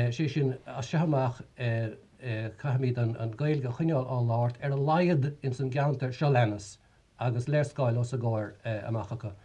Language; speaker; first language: Irish; native; Irish